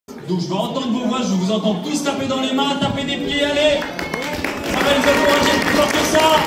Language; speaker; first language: French; native; French